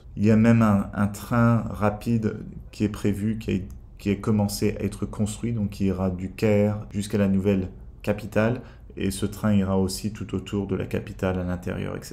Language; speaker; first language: French; native; French